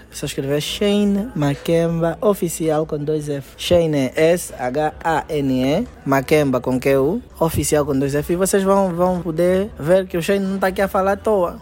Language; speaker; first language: Portuguese; native; Portuguese